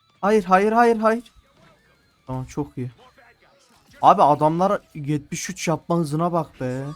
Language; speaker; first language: Turkish; native; Turkish